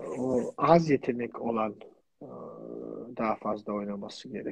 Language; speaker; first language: Turkish; non-native, fluent; Georgian